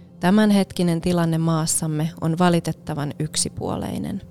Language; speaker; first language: Finnish; native; Finnish